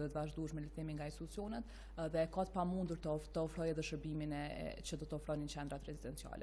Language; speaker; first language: Albanian; native; Albanian